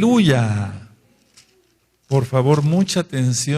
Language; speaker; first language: Spanish; native; Spanish